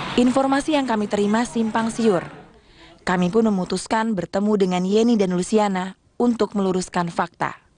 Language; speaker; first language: Indonesian; native; Indonesian